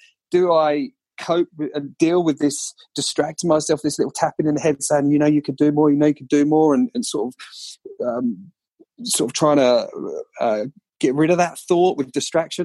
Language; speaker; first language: English; native; English